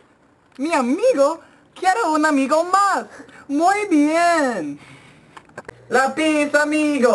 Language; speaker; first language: Spanish; non-native, learner; English